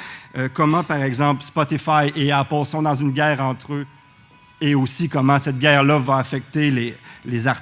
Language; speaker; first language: French; native; French